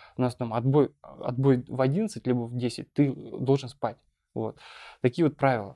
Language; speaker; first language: Russian; non-native, local second language; Bashkir